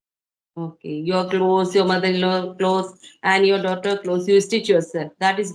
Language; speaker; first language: English; non-native, fluent; Hindi